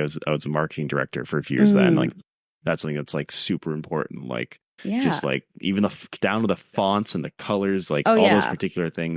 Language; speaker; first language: English; native; English